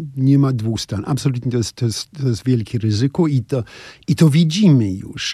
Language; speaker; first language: Polish; non-native, fluent; English